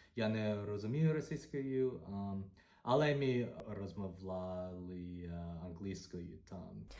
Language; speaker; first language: Ukrainian; non-native, learner; English